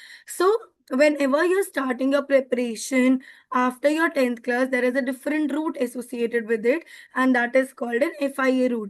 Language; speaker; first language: English; non-native, local second language; Hindi